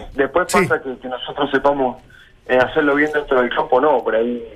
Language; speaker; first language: Spanish; native; Spanish